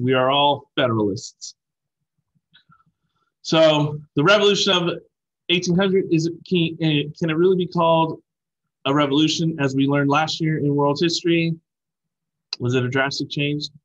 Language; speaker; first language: English; native; English